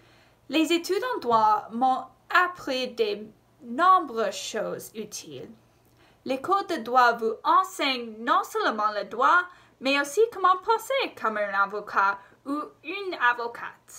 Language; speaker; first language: French; non-native, local second language; English